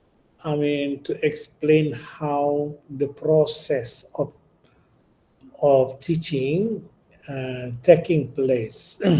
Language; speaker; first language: English; non-native, local second language; Indonesian